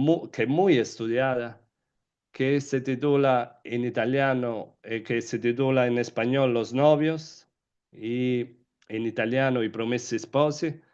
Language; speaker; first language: Spanish; non-native, fluent; Italian